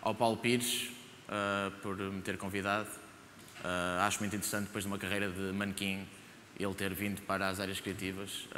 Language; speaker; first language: Portuguese; native; Portuguese